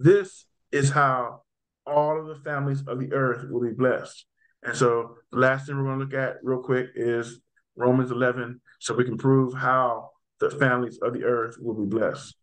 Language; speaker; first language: English; native; English